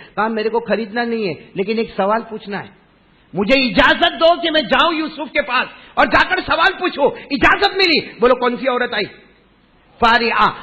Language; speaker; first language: Urdu; native; Urdu